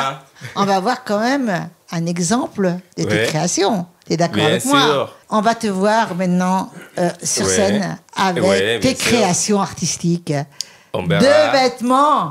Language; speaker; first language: French; native; French